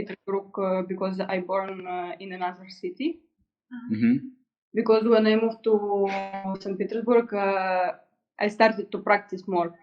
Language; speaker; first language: English; non-native, learner; Russian